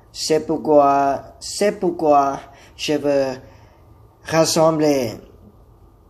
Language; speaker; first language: French; non-native, learner; Thai